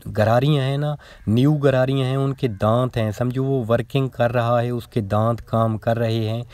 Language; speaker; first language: Urdu; non-native, local second language; Punjabi